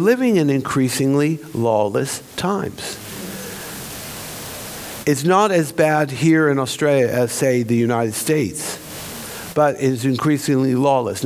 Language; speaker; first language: English; native; English